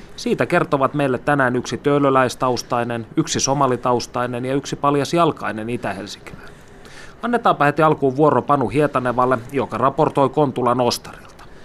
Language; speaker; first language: Finnish; native; Finnish